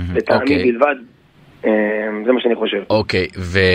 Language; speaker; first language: Hebrew; native; Hebrew